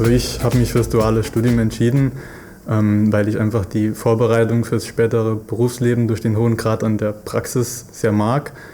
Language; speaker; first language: German; native; German